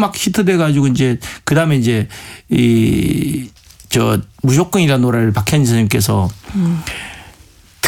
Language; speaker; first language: Korean; native; Korean